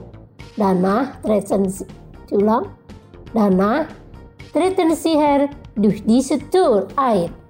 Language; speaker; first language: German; non-native, fluent; Indonesian